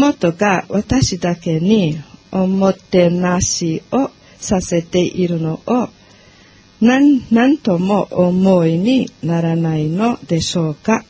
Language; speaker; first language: Japanese; non-native, learner; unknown